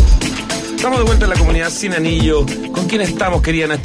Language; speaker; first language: Spanish; native; Spanish